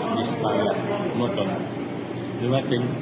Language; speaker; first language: English; non-native, learner; Filipino